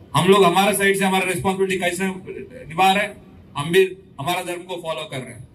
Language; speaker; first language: Hindi; non-native, local second language; Telugu